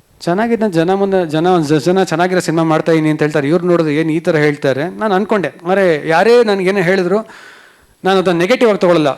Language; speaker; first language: Kannada; native; Kannada